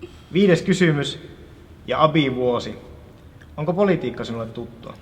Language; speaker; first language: Finnish; native; Finnish